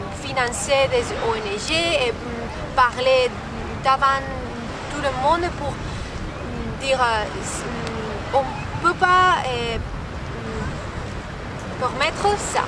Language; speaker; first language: French; non-native, learner; Spanish